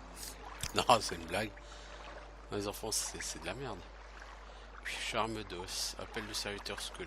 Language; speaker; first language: French; native; French